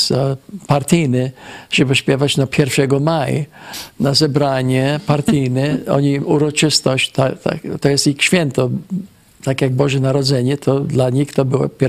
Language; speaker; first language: Polish; early bilingual, heritage; Polish